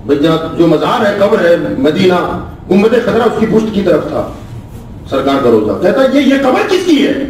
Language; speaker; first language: Hindi; non-native, local second language; Urdu